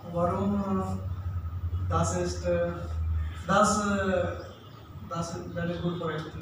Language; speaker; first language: German; non-native, learner; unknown